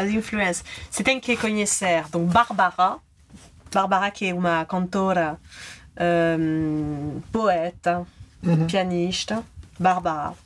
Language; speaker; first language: Portuguese; non-native, learner; French